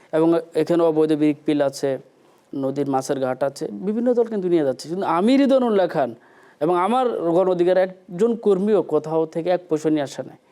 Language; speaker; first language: Bangla; native; Bangla